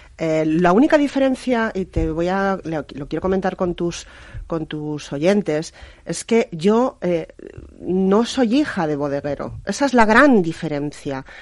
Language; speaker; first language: Spanish; native; Spanish